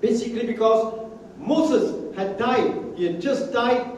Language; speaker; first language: English; non-native, local second language; Tamil